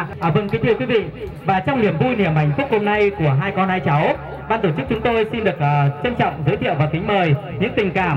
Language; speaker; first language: Vietnamese; native; Vietnamese